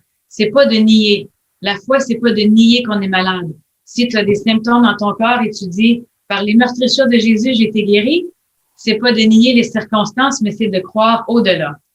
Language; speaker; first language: French; native; French